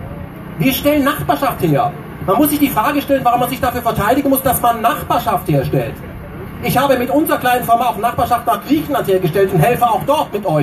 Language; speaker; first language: German; native; German